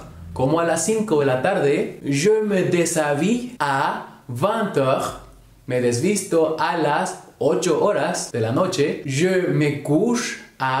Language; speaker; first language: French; non-native, learner; Spanish